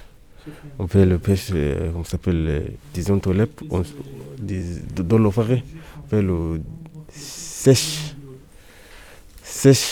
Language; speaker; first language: French; non-native, learner; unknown